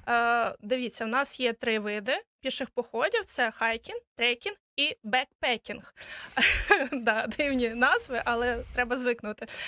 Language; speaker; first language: Ukrainian; native; Ukrainian